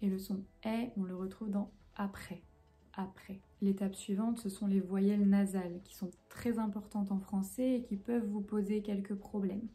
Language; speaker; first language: French; native; French